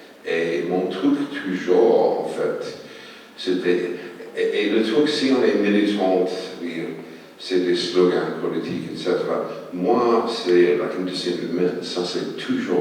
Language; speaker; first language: French; non-native, fluent; English